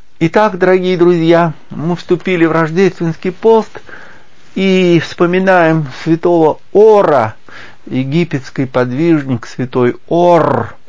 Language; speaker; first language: Russian; native; Russian